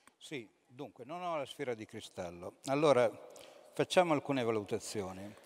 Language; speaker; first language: Italian; native; Italian